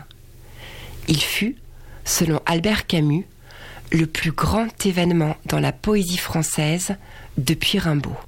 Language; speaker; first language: French; native; French